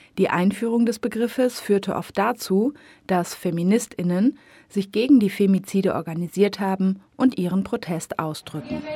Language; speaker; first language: German; native; German